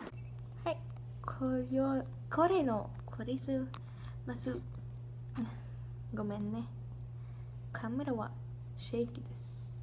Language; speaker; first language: Japanese; non-native, learner; English